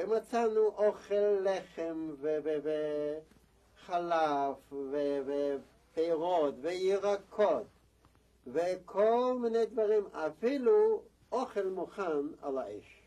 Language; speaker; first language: Hebrew; non-native, fluent; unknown